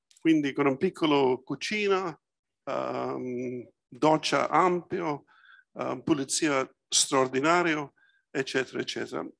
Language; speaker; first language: Italian; early bilingual, heritage; Italian